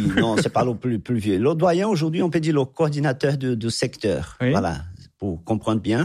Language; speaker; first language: French; non-native, fluent; Portuguese